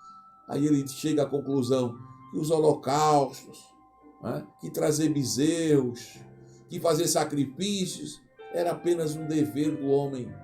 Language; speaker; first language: Portuguese; native; Portuguese